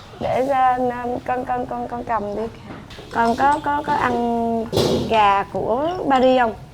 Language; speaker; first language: Vietnamese; native; Vietnamese